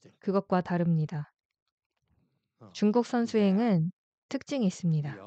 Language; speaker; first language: Korean; native; Korean